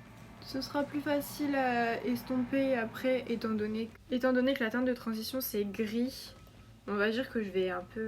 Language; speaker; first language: French; native; French